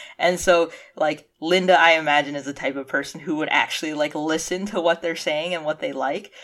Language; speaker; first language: English; early bilingual, other home language; Cantonese